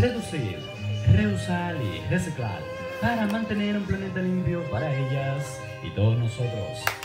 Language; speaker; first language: Spanish; native; Spanish